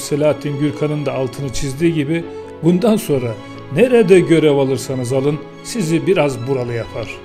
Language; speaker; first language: Turkish; native; Turkish